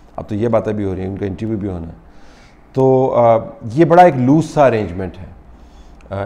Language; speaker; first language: Urdu; native; Urdu